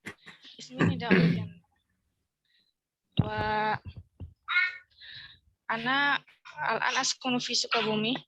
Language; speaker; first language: Arabic; non-native, learner; Indonesian